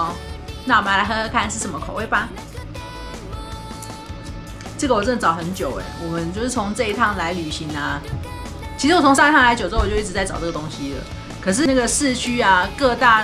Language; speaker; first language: Chinese; native; Chinese